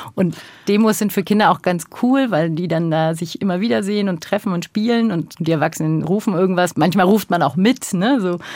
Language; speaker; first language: German; early bilingual, other home language; Turkish